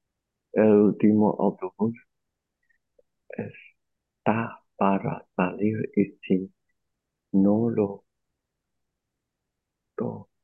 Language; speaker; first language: Spanish; non-native, learner; Chinese